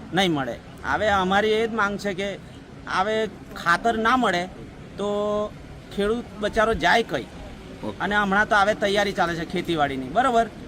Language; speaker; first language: Gujarati; native; Gujarati